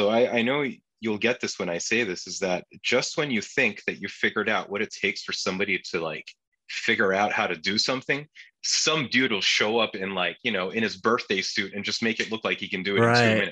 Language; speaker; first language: English; non-native, fluent; Turkish